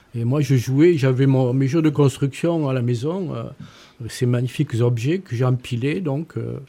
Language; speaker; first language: French; native; French